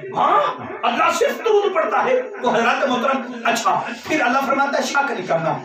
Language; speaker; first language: Urdu; non-native, local second language; Punjabi